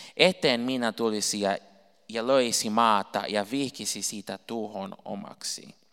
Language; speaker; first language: Finnish; non-native, fluent; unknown